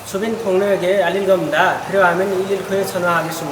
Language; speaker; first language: Korean; non-native, learner; Nepali